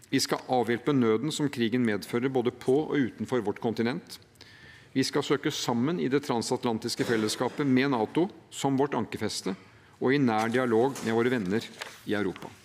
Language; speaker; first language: Norwegian; native; Norwegian